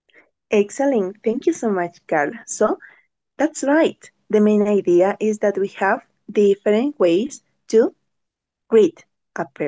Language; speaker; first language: English; non-native, learner; Spanish